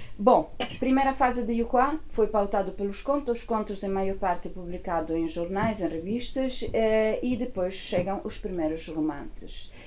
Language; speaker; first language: Portuguese; non-native, fluent; Italian